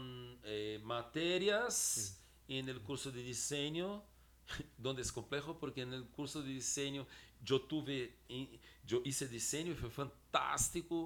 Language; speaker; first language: Spanish; non-native, fluent; Portuguese